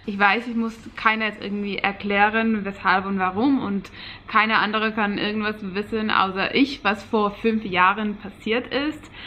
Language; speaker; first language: German; non-native, fluent; Finnish